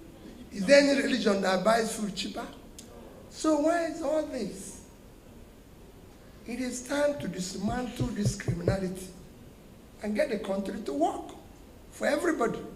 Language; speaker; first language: English; non-native, local second language; Igbo